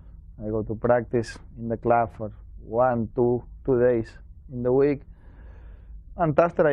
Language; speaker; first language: English; non-native, learner; Spanish